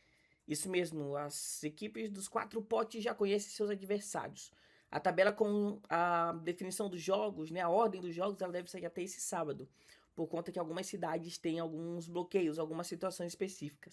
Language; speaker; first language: Portuguese; native; Portuguese